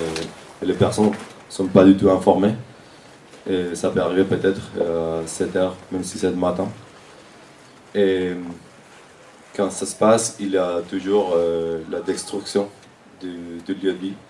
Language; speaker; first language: French; non-native, fluent; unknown